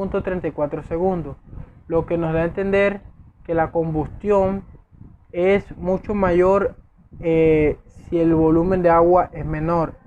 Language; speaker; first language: Spanish; native; Spanish